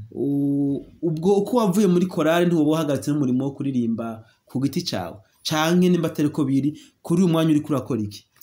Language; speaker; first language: Rundi; native; Rundi